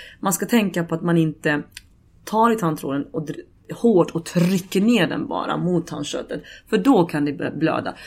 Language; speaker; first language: Swedish; early bilingual, other home language; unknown